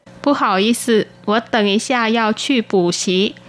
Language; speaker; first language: Chinese; non-native, fluent; Vietnamese